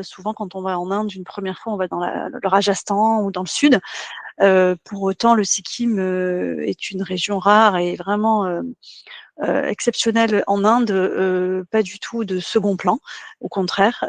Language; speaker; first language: French; native; French